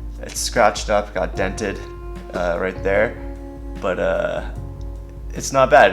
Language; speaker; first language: English; native; English